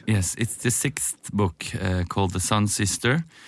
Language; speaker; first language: English; non-native, fluent; Norwegian